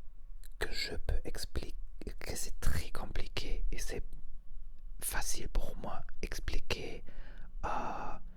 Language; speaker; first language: French; non-native, learner; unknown